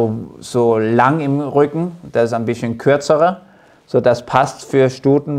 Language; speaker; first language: German; non-native, fluent; Danish